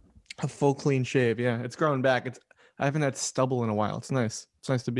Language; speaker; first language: English; native; English